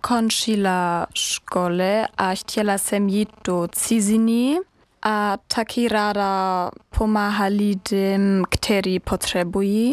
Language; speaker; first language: Czech; non-native, learner; German